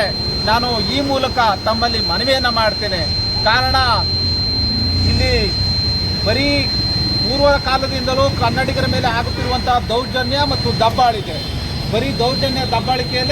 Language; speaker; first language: Kannada; native; Kannada